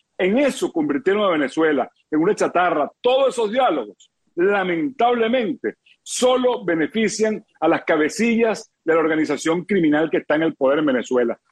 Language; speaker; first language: Spanish; native; Spanish